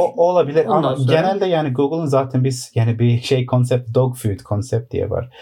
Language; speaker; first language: Turkish; early bilingual, heritage; Turkish